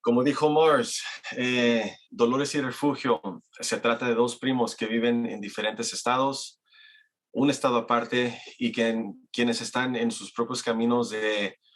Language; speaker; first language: Spanish; early bilingual, heritage; Spanish